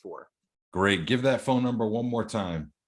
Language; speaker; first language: English; native; English